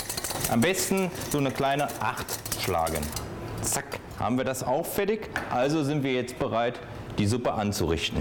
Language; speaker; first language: German; native; German